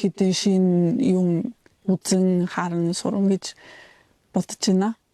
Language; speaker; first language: Mongolian; non-native, fluent; Polish